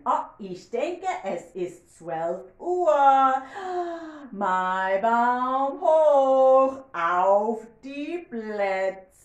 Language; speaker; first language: German; non-native, learner; English